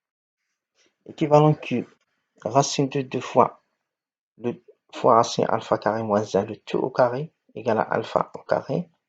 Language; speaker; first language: French; non-native, local second language; Arabic